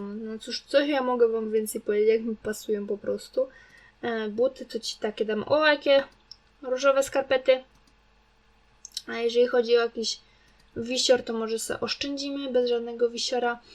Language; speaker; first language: Polish; native; Polish